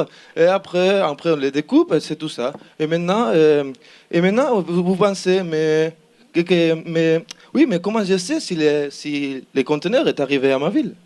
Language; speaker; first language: French; non-native, learner; Spanish